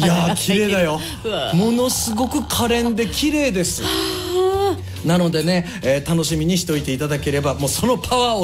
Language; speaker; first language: Japanese; native; Japanese